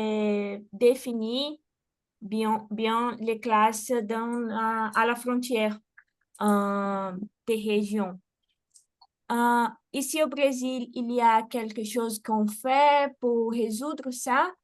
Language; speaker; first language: French; non-native, fluent; Portuguese